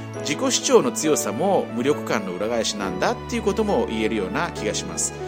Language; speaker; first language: Japanese; native; Japanese